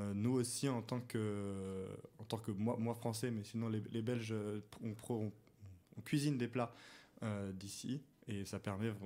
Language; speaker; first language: French; native; French